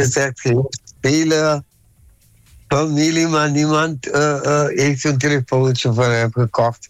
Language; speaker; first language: Dutch; non-native, local second language; Papiamento